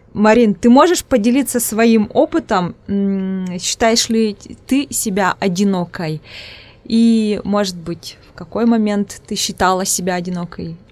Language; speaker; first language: Russian; non-native, local second language; Udmurt